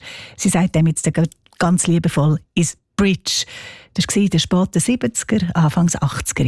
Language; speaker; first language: German; native; German